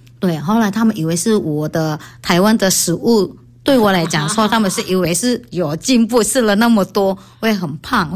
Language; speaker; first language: Chinese; non-native, fluent; Indonesian